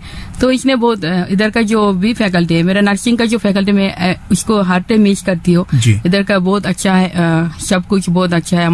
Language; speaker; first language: Hindi; non-native, fluent; Bangla